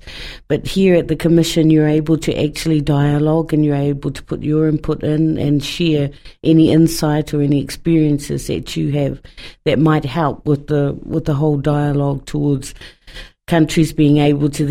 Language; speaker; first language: English; native; English